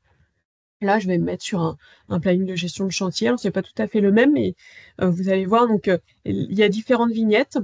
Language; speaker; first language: French; native; French